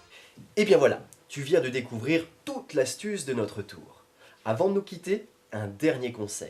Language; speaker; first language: French; native; French